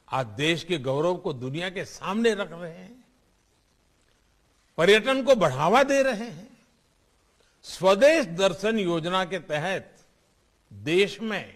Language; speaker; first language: Hindi; non-native, local second language; Gujarati